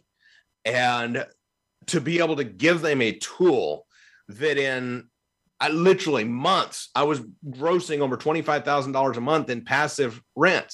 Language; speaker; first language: English; native; English